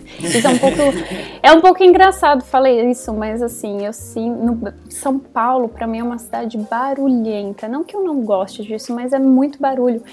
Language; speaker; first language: Portuguese; native; Portuguese